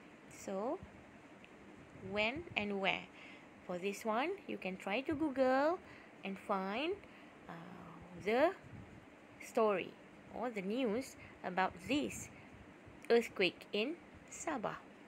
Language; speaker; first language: English; non-native, local second language; Malay